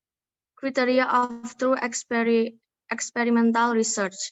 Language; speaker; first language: English; non-native, learner; Indonesian